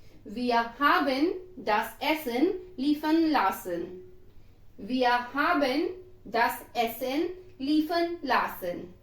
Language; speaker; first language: German; non-native, fluent; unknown